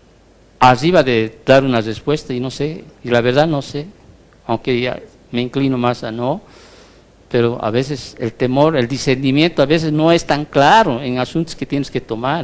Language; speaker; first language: Spanish; native; Spanish